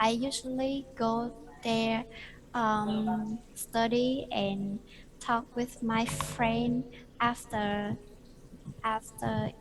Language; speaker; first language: English; non-native, learner; Vietnamese